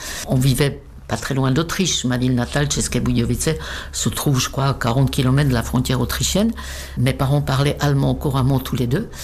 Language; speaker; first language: French; non-native, fluent; Czech